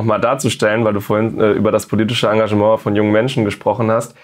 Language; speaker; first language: German; native; German